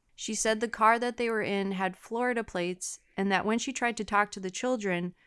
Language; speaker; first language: English; native; English